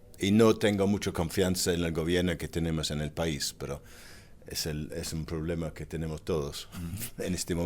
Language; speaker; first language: Spanish; non-native, fluent; English